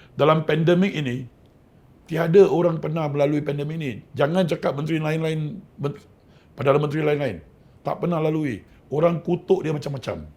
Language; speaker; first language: Malay; non-native, local second language; Chinese